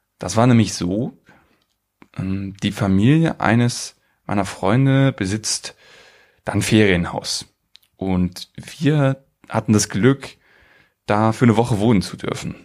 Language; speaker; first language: German; native; German